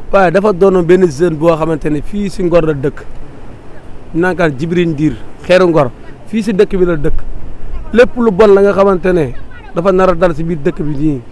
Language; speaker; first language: Wolof; native; Wolof